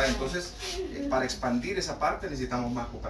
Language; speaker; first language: Spanish; native; Spanish